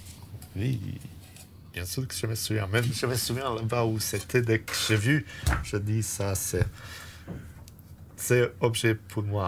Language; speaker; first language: French; non-native, fluent; Bosnian